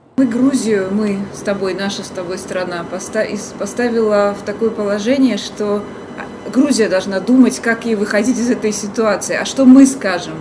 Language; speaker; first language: Russian; native; Russian